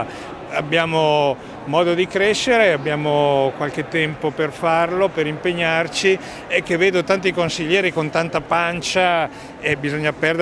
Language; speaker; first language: Italian; native; Italian